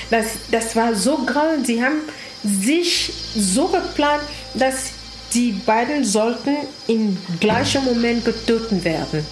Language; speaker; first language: German; non-native, learner; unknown